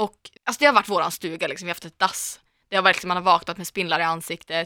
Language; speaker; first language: Swedish; native; Swedish